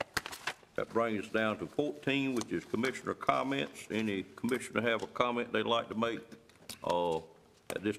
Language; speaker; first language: English; native; English